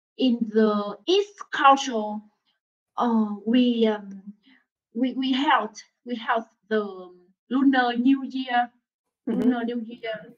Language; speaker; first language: English; non-native, learner; Vietnamese